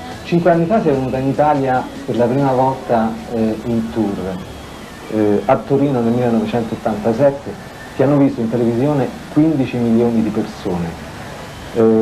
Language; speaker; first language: Italian; native; Italian